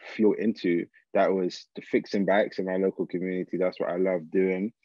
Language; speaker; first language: English; native; English